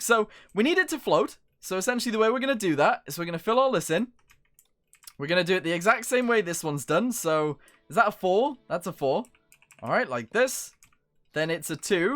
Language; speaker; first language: English; native; English